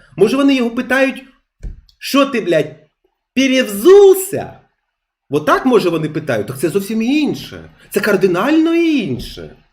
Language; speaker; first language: Ukrainian; non-native, local second language; Russian